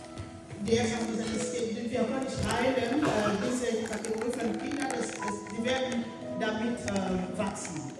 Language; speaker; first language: German; non-native, fluent; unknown